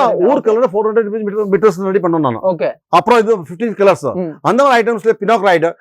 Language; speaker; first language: Tamil; non-native, local second language; Kannada